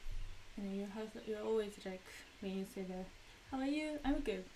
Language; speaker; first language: English; non-native, learner; Japanese